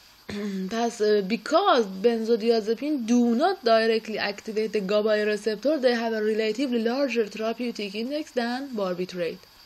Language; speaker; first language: English; non-native, fluent; Persian